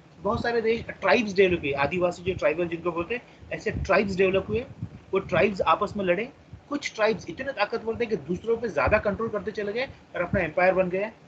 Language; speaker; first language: Hindi; non-native, local second language; Marathi